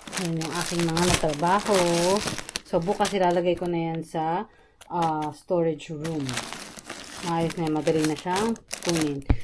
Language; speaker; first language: Filipino; native; Filipino